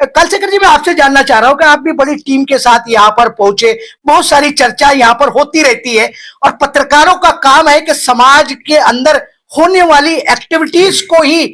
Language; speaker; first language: Hindi; non-native, local second language; Marathi